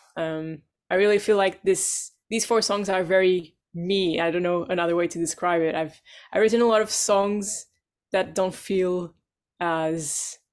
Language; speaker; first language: English; non-native, fluent; Portuguese